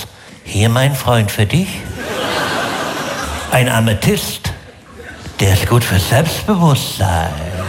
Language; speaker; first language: German; native; German